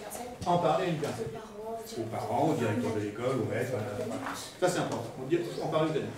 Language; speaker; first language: French; native; French